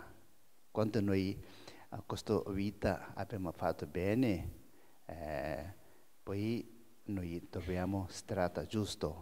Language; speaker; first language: Italian; non-native, learner; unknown